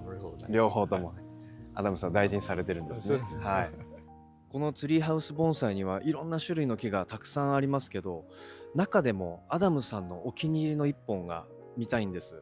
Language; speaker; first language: Japanese; native; Japanese